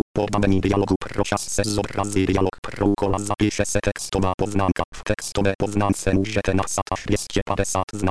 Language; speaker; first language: Czech; native; Czech